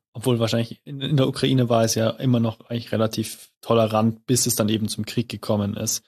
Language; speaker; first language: German; native; German